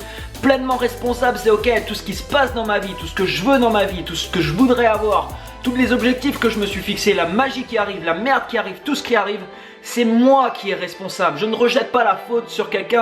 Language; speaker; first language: French; native; French